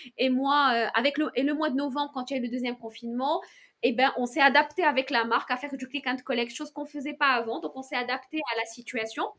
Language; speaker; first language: French; non-native, local second language; Arabic